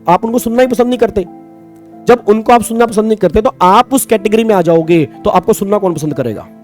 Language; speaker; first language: Hindi; native; Hindi